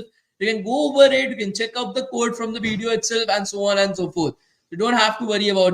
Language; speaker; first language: English; non-native, local second language; Hindi